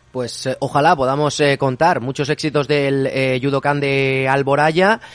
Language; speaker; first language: Spanish; native; Spanish